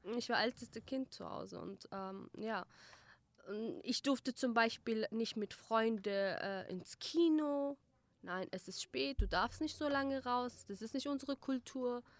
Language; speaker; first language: German; early bilingual, other home language; Kurdish